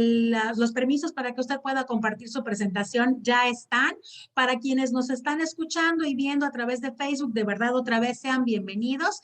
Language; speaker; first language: Spanish; native; Spanish